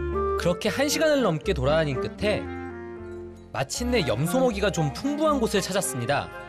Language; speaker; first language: Korean; native; Korean